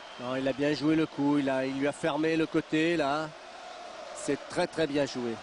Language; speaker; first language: French; native; French